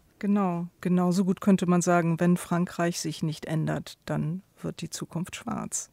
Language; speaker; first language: German; native; German